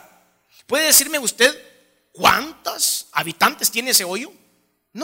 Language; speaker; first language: Spanish; native; Spanish